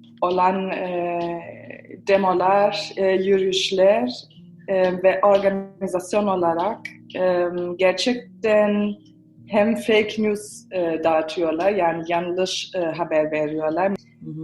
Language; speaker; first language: Turkish; early bilingual, heritage; Turkish